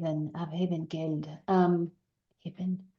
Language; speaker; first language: German; non-native, learner; English